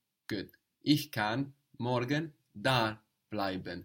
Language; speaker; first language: German; non-native, fluent; English